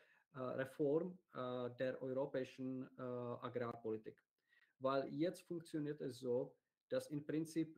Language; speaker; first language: German; non-native, learner; Czech